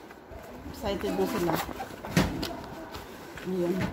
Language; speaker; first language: Filipino; native; Filipino